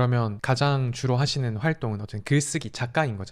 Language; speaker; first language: Korean; native; Korean